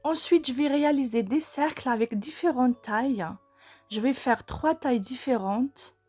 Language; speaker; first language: French; non-native, local second language; Arabic